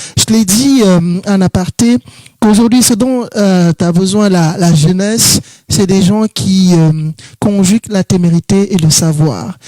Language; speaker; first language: French; non-native, local second language; Wolof